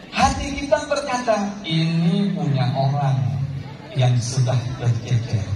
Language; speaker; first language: Indonesian; non-native, local second language; Achinese